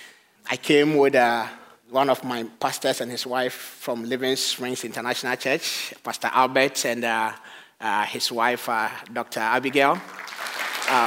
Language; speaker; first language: English; non-native, local second language; Akan